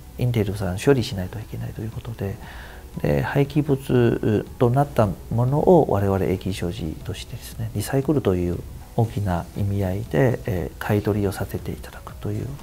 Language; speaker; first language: Japanese; non-native, fluent; Chinese